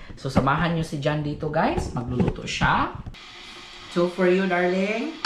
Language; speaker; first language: Filipino; non-native, local second language; Cebuano